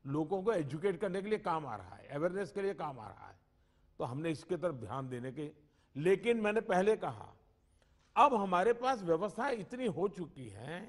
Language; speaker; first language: Hindi; non-native, local second language; Gujarati